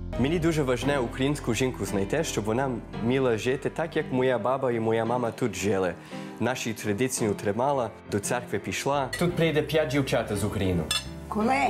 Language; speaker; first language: Ukrainian; early bilingual, heritage; Ukrainian